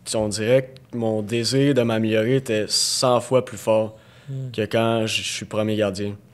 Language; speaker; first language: French; native; French